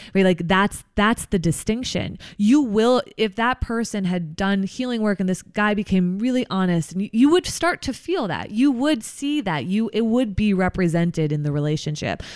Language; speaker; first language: English; native; English